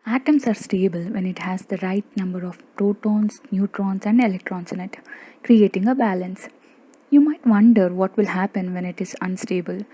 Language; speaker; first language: English; non-native, local second language; Kannada